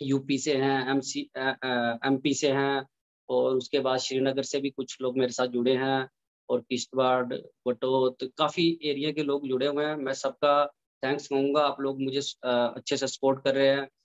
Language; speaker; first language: Hindi; native; Hindi